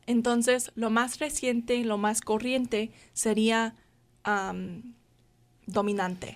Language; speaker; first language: Spanish; non-native, learner; English